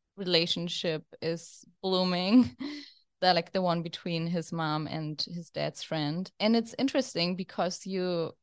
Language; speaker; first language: English; non-native, fluent; German